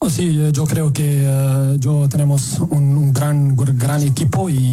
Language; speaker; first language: Spanish; non-native, learner; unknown